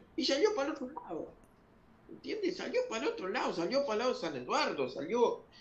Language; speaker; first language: Spanish; early bilingual, other home language; Guarani